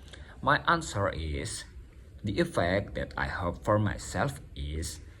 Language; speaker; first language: English; non-native, learner; Indonesian